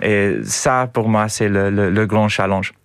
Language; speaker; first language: French; non-native, learner; English